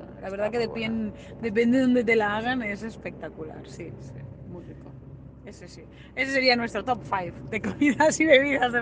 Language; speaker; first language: Spanish; native; Spanish